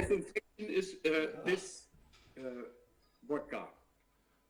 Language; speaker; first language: English; non-native, learner; German